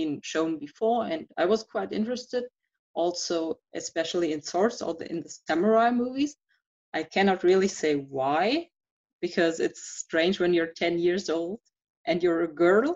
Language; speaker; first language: English; non-native, fluent; German